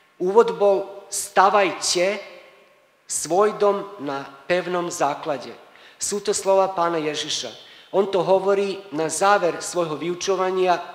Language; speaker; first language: Slovak; native; Slovak